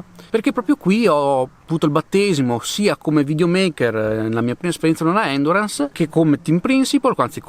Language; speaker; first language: Italian; native; Italian